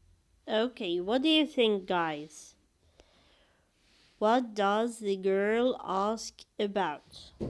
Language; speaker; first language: English; non-native, fluent; Arabic